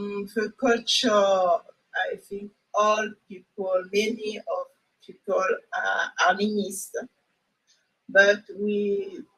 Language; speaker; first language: English; non-native, local second language; French